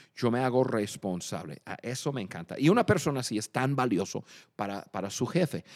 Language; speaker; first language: Spanish; non-native, fluent; English